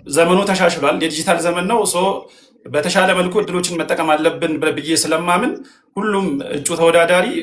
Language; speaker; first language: Amharic; non-native, local second language; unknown